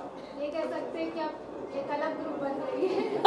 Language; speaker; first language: Hindi; native; Hindi